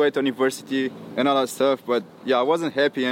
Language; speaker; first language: English; non-native, fluent; Portuguese